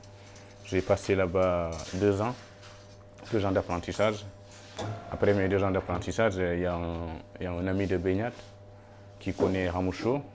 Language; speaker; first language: French; non-native, local second language; Wolof